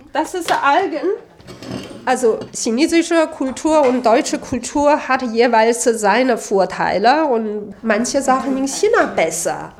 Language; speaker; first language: German; non-native, fluent; Chinese